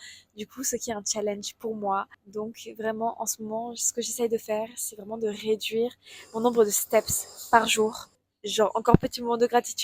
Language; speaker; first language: French; native; French